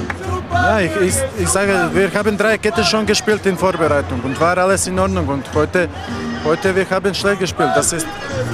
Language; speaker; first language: German; non-native, learner; Croatian